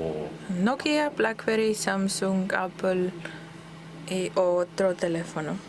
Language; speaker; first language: Spanish; non-native, fluent; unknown